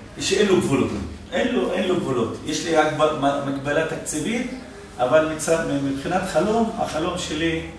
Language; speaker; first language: Hebrew; non-native, local second language; Arabic